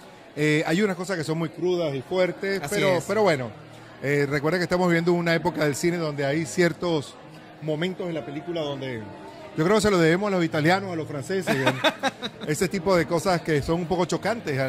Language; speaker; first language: Spanish; native; Spanish